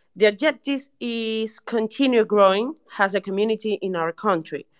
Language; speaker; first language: English; non-native, learner; Spanish